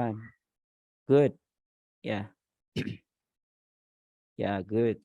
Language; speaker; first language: English; non-native, learner; Indonesian